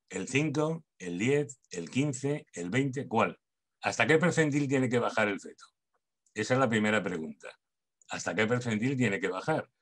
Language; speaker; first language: Spanish; native; Spanish